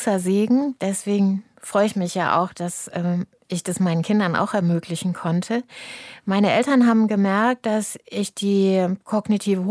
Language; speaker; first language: German; native; German